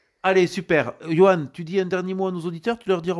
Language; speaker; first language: French; native; French